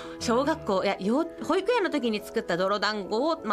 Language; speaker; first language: Japanese; native; Japanese